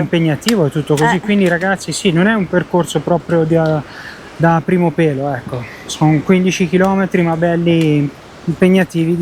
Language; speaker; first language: Italian; native; Italian